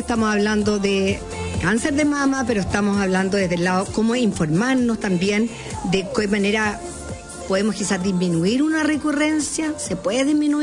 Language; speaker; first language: Spanish; native; Spanish